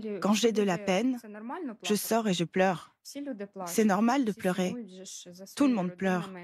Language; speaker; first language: French; non-native, fluent; Romanian